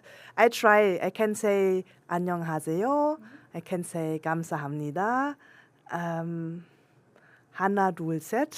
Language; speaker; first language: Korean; non-native, learner; German